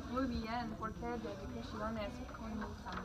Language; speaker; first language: Spanish; non-native, learner; English